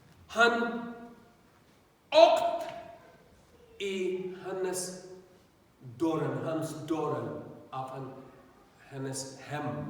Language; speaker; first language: Swedish; non-native, learner; Urdu